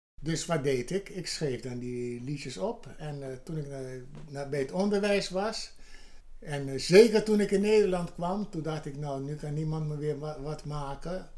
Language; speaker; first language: Dutch; native; Dutch